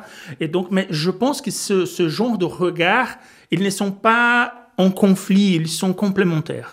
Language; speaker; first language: French; non-native, fluent; Portuguese